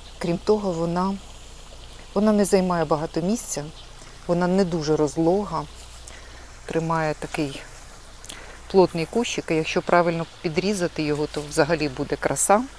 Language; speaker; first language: Ukrainian; non-native, local second language; Russian